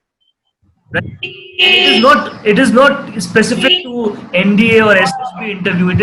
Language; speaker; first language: English; non-native, local second language; Hindi